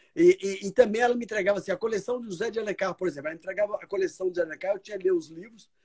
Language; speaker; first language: Portuguese; native; Portuguese